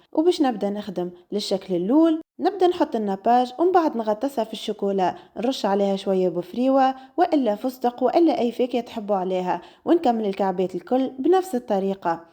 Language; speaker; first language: Arabic; native; Arabic